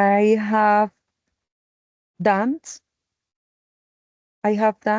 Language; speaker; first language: English; non-native, learner; Spanish